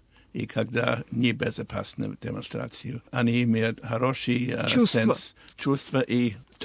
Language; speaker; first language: Russian; non-native, learner; English